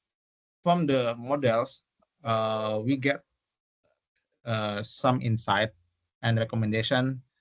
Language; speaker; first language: English; non-native, local second language; Indonesian